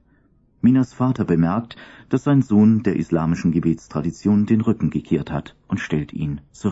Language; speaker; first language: German; native; German